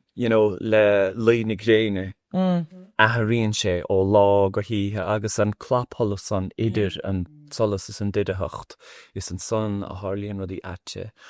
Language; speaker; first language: Irish; non-native, local second language; English